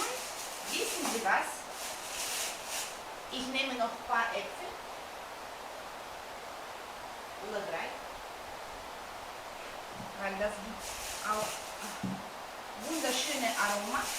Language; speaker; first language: German; non-native, fluent; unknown